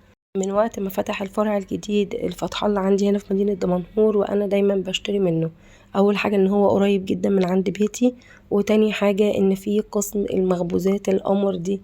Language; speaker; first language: Arabic; native; Arabic